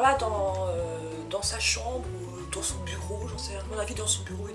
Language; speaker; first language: French; native; French